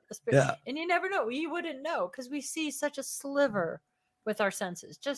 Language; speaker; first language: English; native; English